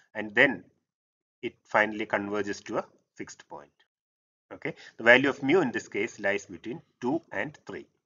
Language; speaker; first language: English; non-native, local second language; Malayalam